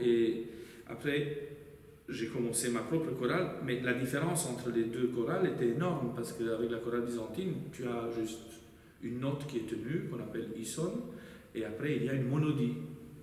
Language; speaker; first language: French; non-native, fluent; Romanian